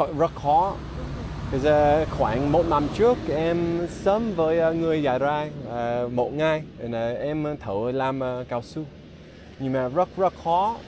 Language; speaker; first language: Vietnamese; non-native, learner; English